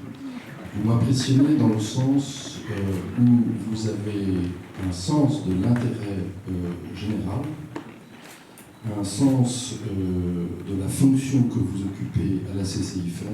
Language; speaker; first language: French; native; French